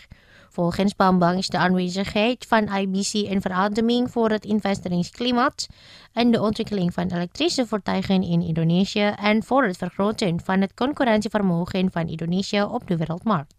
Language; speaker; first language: Dutch; non-native, fluent; Indonesian